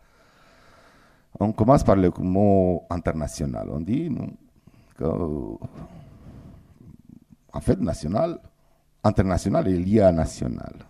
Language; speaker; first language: French; non-native, fluent; Romanian